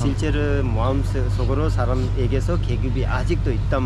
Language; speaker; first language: Korean; non-native, fluent; Hindi